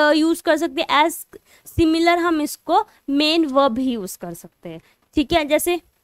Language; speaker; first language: Hindi; non-native, local second language; Punjabi